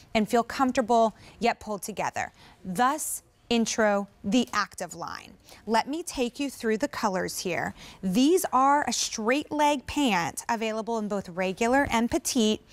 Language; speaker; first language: English; native; English